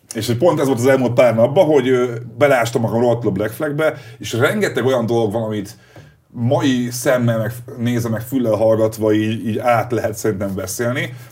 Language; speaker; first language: Hungarian; native; Hungarian